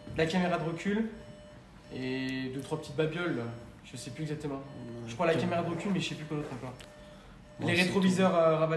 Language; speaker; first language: French; native; French